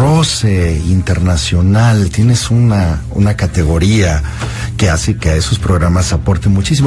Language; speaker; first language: Spanish; native; Spanish